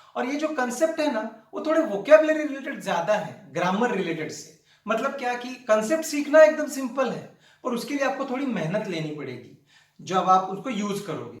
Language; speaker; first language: Hindi; non-native, local second language; Marathi